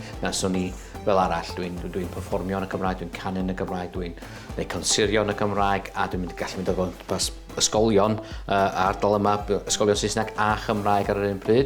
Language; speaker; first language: Welsh; native; Welsh